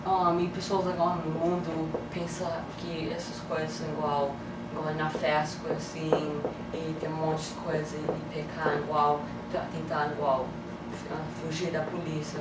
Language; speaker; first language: Portuguese; early bilingual, heritage; English